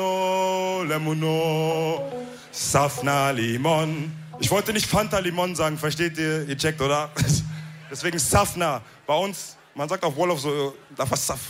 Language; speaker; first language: German; early bilingual, other home language; Wolof